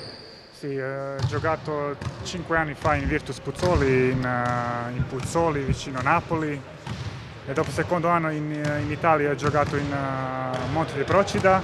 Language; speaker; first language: Italian; non-native, learner; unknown